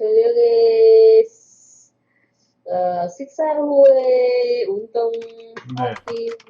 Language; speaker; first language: Korean; non-native, learner; Vietnamese